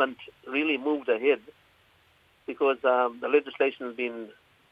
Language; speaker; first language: English; native; English